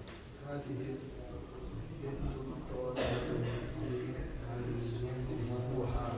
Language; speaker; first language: Arabic; non-native, learner; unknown